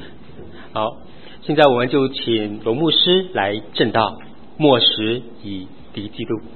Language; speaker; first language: Chinese; native; Chinese